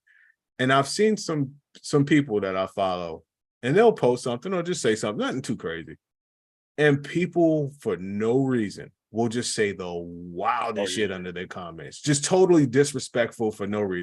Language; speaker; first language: English; native; English